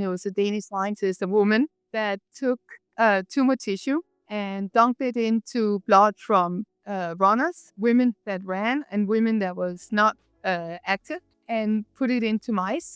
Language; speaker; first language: English; non-native, fluent; Danish